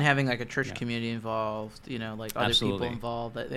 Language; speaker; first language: English; native; English